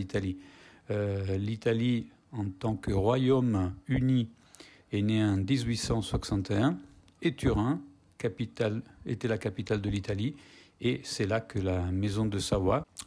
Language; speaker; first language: French; non-native, fluent; Italian